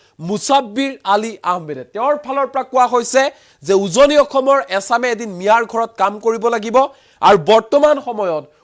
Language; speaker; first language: Assamese; native; Assamese